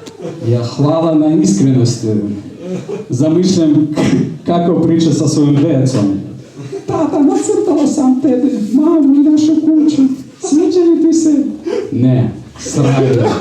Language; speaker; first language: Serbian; non-native, fluent; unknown